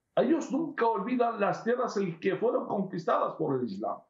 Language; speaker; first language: Spanish; non-native, fluent; Arabic